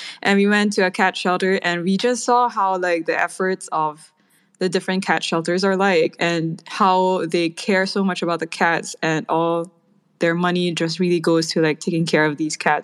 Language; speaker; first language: English; non-native, local second language; Filipino